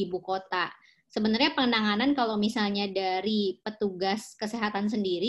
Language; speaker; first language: Indonesian; native; Indonesian